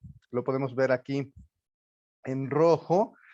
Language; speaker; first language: Spanish; native; Spanish